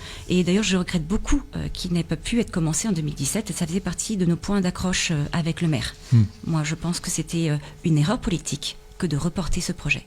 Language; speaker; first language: French; native; French